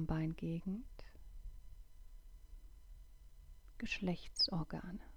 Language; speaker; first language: German; native; German